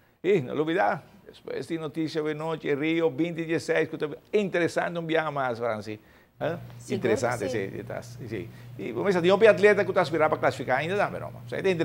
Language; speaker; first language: Portuguese; non-native, learner; Papiamento